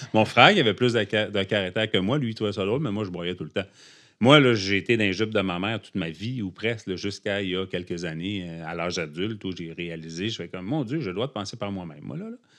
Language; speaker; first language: French; native; French